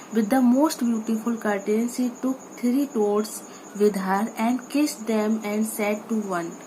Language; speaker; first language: English; non-native, local second language; Hindi